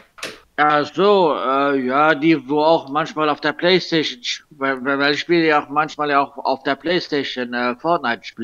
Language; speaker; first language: German; non-native, local second language; Luxembourgish